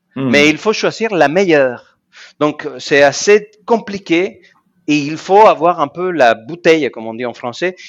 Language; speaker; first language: French; non-native, fluent; Spanish